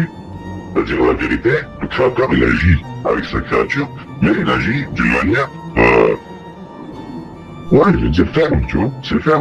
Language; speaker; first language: French; native; French